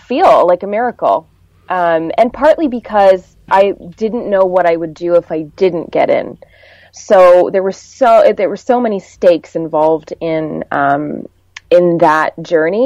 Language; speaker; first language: English; native; English